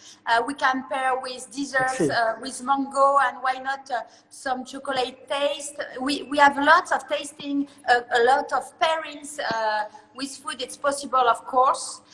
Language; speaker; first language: English; non-native, learner; French